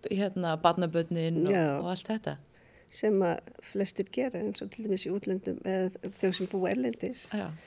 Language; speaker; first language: Icelandic; native; Icelandic